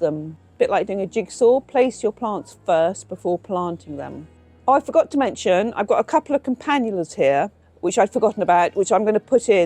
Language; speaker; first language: English; native; English